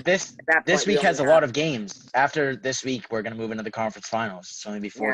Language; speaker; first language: English; native; English